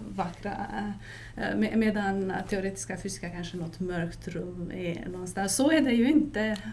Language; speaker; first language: Swedish; non-native, fluent; Romanian